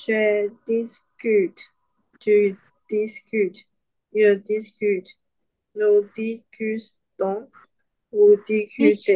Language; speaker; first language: French; non-native, learner; Chinese